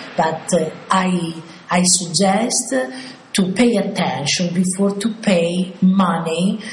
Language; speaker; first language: English; non-native, fluent; Italian